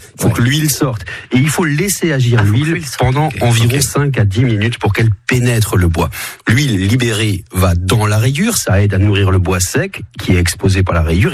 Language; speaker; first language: French; native; French